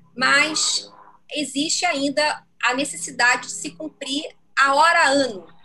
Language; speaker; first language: Portuguese; native; Portuguese